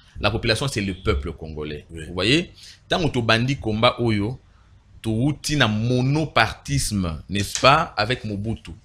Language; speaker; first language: French; non-native, local second language; Lingala